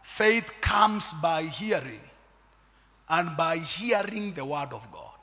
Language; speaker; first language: English; non-native, local second language; Swahili